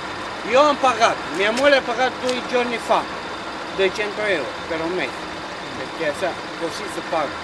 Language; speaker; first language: Italian; non-native, learner; Romanian